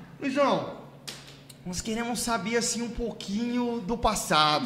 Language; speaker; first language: Portuguese; native; Portuguese